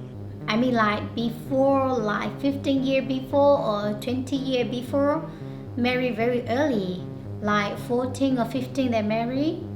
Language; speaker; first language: English; non-native, learner; Hmong